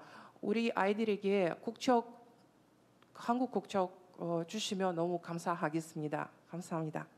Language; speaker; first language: Korean; non-native, learner; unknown